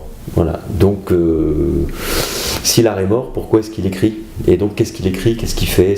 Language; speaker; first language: French; native; French